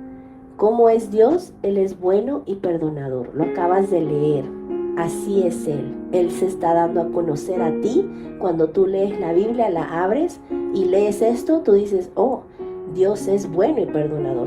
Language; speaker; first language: Spanish; native; Spanish